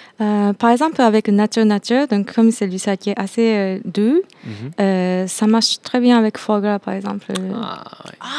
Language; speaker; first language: French; non-native, fluent; Japanese